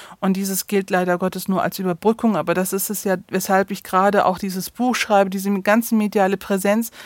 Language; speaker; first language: German; early bilingual, other home language; Turkish